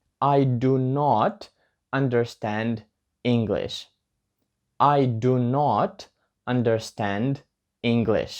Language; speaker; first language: English; non-native, learner; Ukrainian